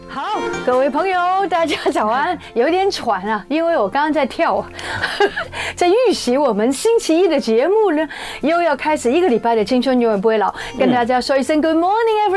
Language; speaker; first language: Chinese; native; Chinese